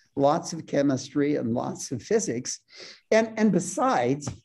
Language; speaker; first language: English; native; English